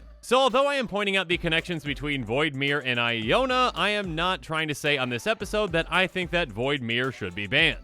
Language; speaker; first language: English; native; English